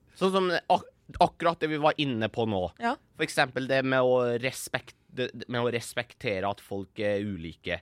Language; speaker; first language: Norwegian; early bilingual, other home language; Persian